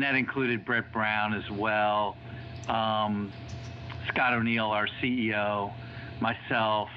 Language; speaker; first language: English; native; English